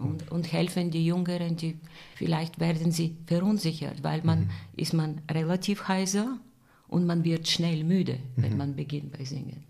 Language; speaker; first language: German; non-native, fluent; Bulgarian